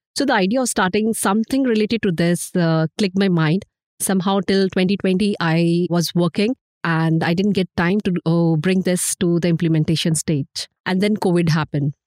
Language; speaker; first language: English; non-native, local second language; Hindi